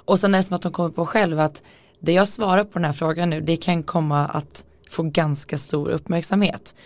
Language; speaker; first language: Swedish; native; Swedish